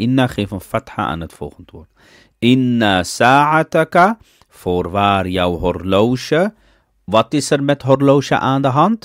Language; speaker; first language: Dutch; early bilingual, other home language; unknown